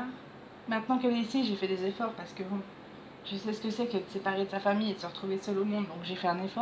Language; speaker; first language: French; native; French